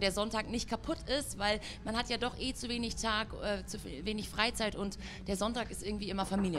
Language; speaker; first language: German; native; German